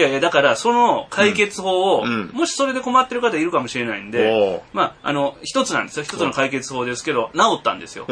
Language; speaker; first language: Japanese; native; Japanese